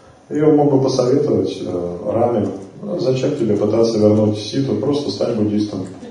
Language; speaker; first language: Russian; native; Russian